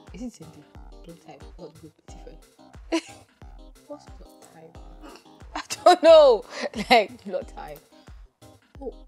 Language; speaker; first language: English; non-native, local second language; Igbo